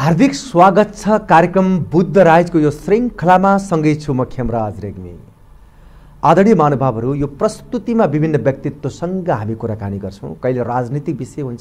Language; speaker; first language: Nepali; native; Nepali